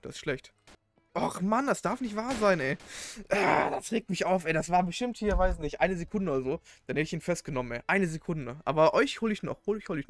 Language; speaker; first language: German; native; German